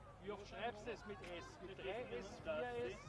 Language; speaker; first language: German; native; German